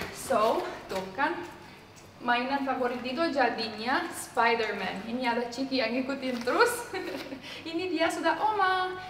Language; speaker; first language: Indonesian; non-native, fluent; Romanian